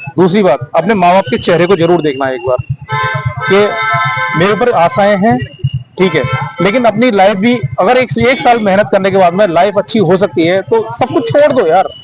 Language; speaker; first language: Hindi; native; Hindi